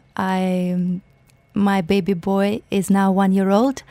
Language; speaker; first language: English; non-native, fluent; Ukrainian